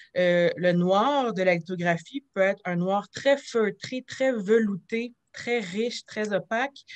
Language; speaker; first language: French; native; French